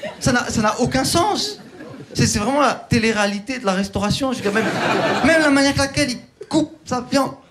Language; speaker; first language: French; early bilingual, other home language; Turkish